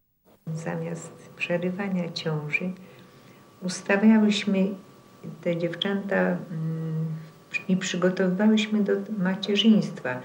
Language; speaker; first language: Polish; native; Polish